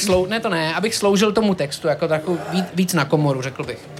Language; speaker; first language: Czech; native; Czech